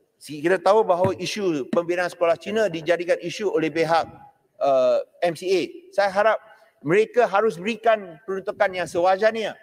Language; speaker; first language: Malay; non-native, local second language; Chinese